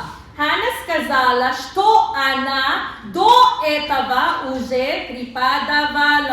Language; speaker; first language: Russian; non-native, learner; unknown